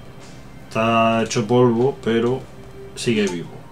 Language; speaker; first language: Spanish; native; Spanish